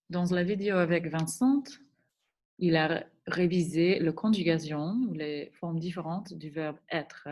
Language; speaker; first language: French; non-native, fluent; English